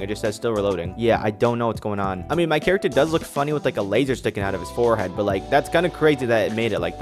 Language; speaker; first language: English; native; English